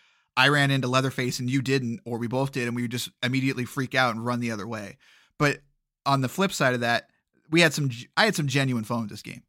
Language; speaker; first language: English; native; English